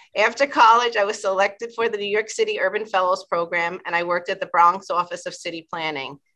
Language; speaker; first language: English; native; English